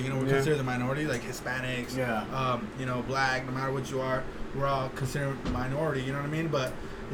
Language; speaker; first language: English; early bilingual, other home language; Spanish